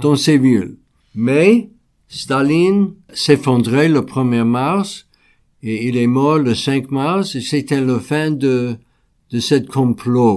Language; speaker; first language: French; non-native, fluent; English